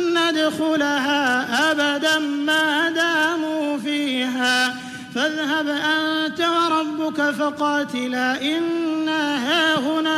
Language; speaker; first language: Arabic; native; Arabic